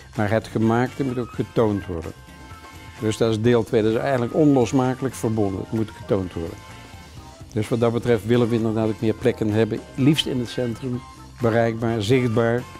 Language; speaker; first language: Dutch; native; Dutch